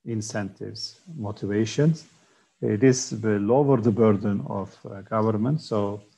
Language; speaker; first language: English; non-native, fluent; Turkish